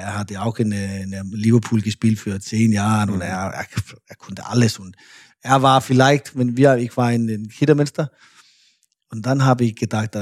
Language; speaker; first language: German; non-native, fluent; Danish